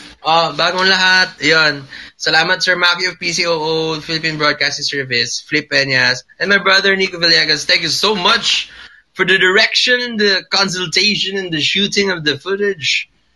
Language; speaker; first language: English; non-native, local second language; Filipino